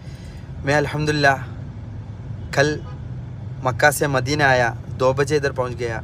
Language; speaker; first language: Hindi; non-native, local second language; Malayalam